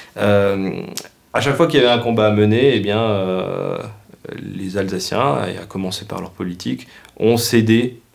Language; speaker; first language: French; native; French